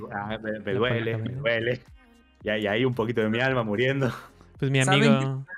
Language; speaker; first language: Spanish; native; Spanish